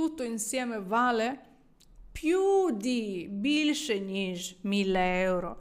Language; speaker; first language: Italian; non-native, fluent; Ukrainian